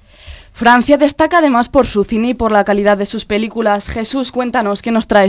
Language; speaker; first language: Spanish; native; Spanish